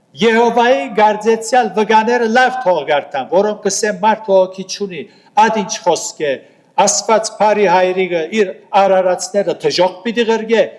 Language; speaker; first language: Armenian; native; Armenian